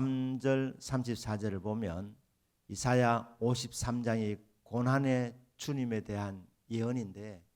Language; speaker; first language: Korean; native; Korean